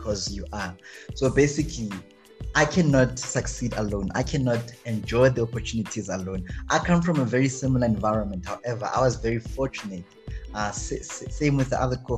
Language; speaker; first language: English; non-native, local second language; Zulu